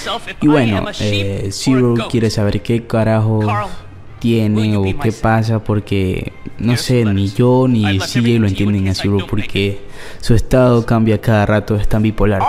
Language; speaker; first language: Spanish; native; Spanish